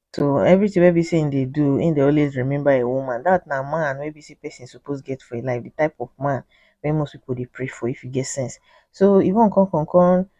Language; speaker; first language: Nigerian Pidgin; native; Nigerian Pidgin